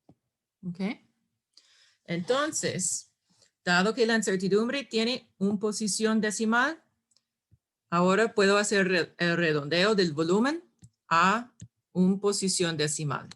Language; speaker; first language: Spanish; non-native, fluent; English